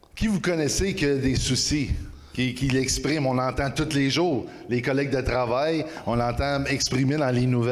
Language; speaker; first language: French; native; French